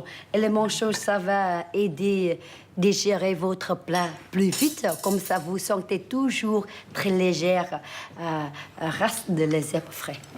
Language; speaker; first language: French; early bilingual, other home language; Vietnamese